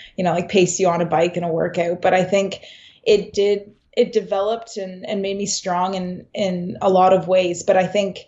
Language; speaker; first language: English; native; English